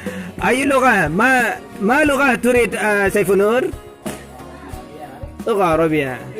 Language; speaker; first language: Arabic; non-native, fluent; Indonesian